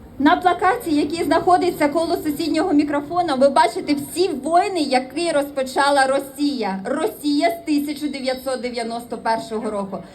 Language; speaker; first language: Ukrainian; native; Ukrainian